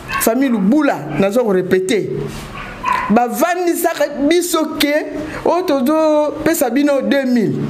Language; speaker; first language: Lingala; native; Lingala